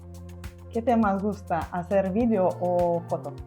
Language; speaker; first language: Spanish; non-native, learner; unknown